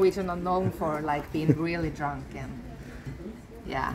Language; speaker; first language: English; non-native, fluent; Norwegian